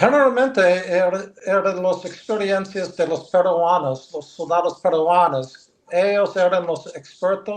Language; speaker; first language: Spanish; non-native, learner; English